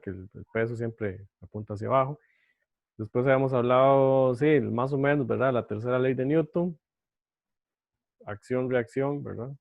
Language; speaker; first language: Spanish; native; Spanish